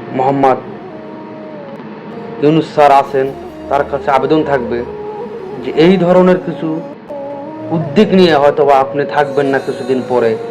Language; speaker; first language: Bangla; native; Bangla